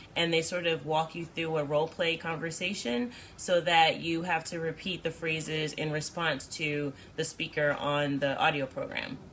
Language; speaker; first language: English; native; English